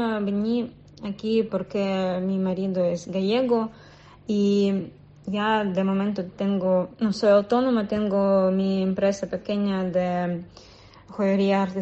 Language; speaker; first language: Spanish; non-native, learner; Russian